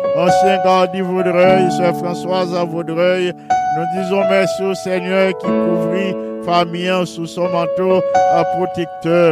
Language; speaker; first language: French; non-native, local second language; Haitian Creole